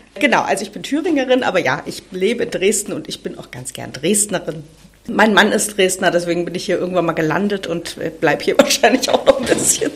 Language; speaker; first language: German; native; German